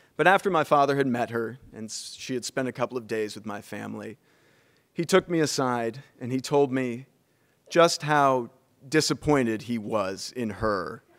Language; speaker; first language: English; native; English